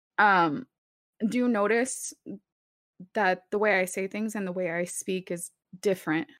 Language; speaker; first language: English; early bilingual, other home language; Spanish